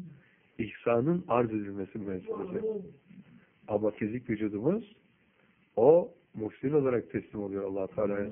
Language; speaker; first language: Turkish; native; Turkish